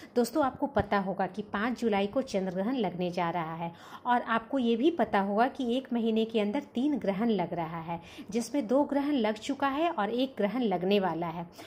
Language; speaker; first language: Hindi; native; Hindi